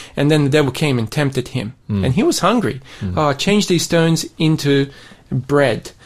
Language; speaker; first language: English; native; English